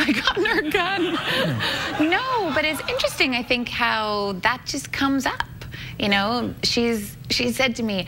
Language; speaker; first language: English; native; English